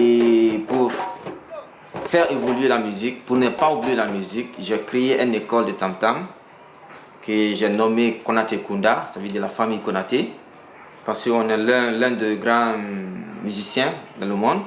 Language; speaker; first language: French; non-native, local second language; Mandingo